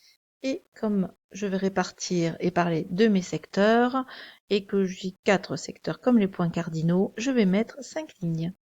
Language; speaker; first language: French; native; French